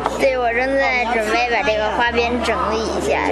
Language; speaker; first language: Chinese; native; Chinese